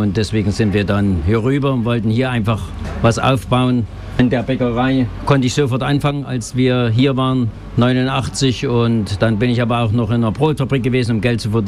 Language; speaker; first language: German; native; German